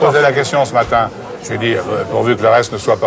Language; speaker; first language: French; native; French